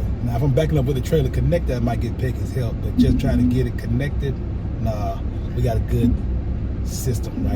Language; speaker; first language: English; native; English